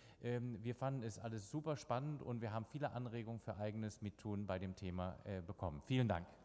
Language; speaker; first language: German; native; German